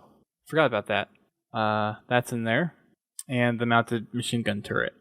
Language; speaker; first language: English; native; English